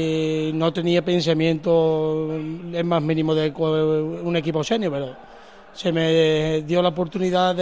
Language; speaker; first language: Spanish; native; Spanish